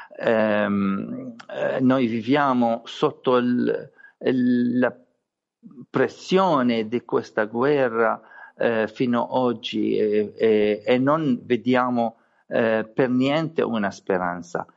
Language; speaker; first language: Italian; non-native, fluent; Arabic